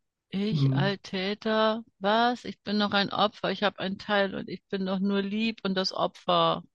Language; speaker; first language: German; native; German